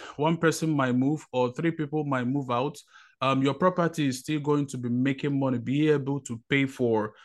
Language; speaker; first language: English; non-native, local second language; Igbo